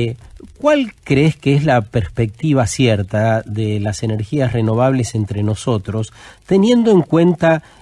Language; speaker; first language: Spanish; native; Spanish